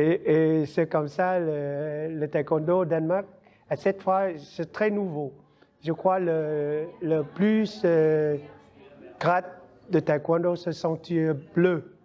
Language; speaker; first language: French; non-native, learner; Vietnamese